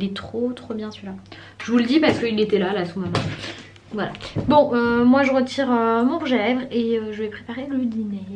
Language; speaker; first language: French; native; French